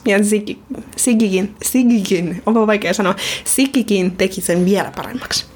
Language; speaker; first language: Finnish; native; Finnish